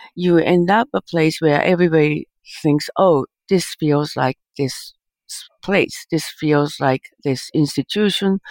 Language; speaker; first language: English; early bilingual, other home language; Japanese